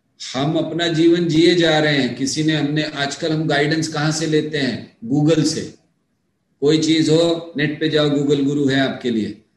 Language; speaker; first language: Hindi; native; Hindi